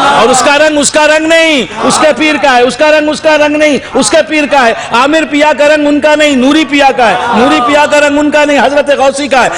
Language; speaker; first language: Urdu; native; Urdu